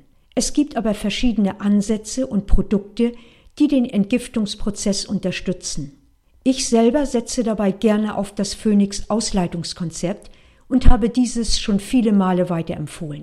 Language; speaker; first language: German; native; German